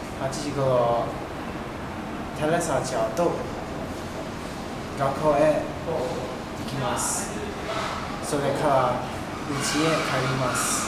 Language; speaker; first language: Japanese; non-native, learner; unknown